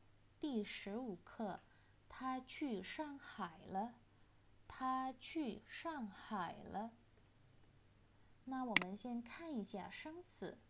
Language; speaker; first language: Chinese; non-native, fluent; Indonesian